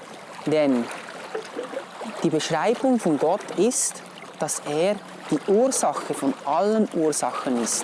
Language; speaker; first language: German; non-native, fluent; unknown